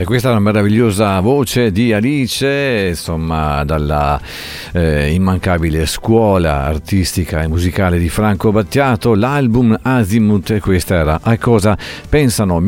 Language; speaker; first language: Italian; native; Italian